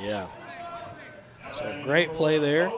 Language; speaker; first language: English; native; English